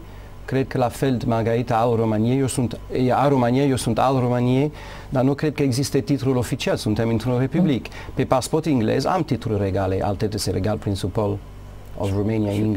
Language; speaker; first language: Romanian; non-native, learner; English